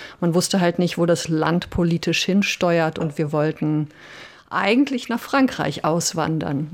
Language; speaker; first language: German; early bilingual, other home language; Polish